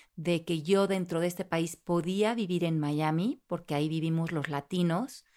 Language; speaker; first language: Spanish; native; Spanish